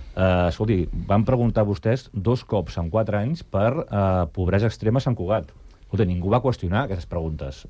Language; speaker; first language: Catalan; native; Catalan